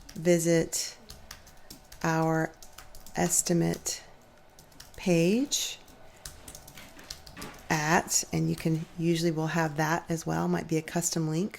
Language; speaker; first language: English; native; English